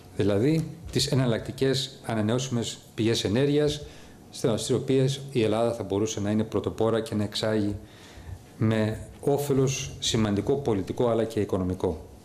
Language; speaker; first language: Greek; early bilingual, heritage; Greek